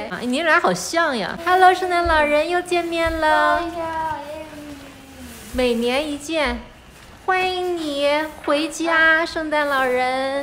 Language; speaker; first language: Chinese; native; Chinese